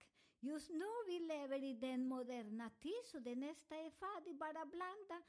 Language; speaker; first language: Swedish; non-native, learner; Spanish